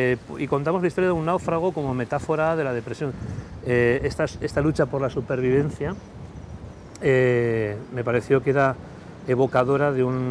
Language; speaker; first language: Spanish; native; Spanish